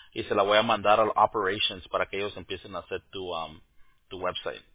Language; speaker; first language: Spanish; early bilingual, heritage; Spanish